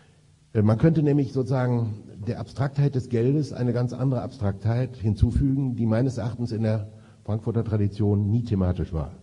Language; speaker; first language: German; native; German